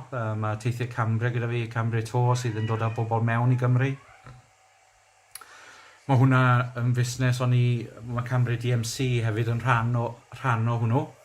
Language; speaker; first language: Welsh; native; Welsh